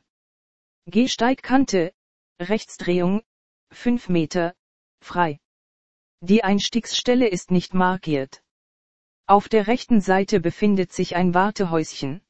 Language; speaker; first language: German; native; German